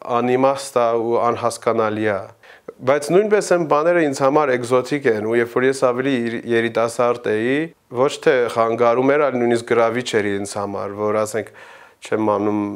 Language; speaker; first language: Armenian; early bilingual, heritage; Armenian